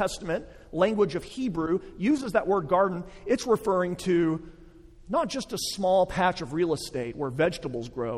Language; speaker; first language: English; native; English